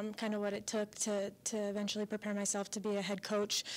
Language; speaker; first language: English; native; English